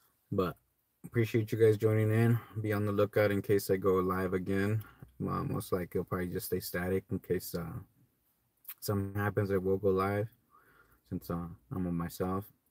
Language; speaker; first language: English; native; English